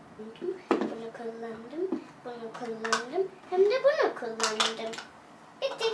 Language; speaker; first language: Turkish; early bilingual, heritage; English